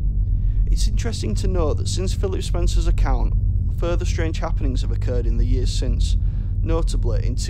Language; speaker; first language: English; native; English